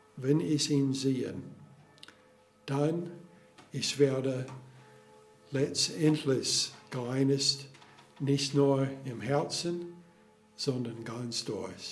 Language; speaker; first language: German; non-native, fluent; English